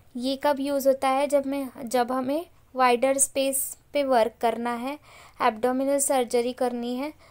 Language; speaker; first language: Hindi; non-native, local second language; Marathi